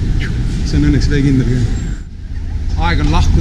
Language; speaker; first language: Estonian; native; Estonian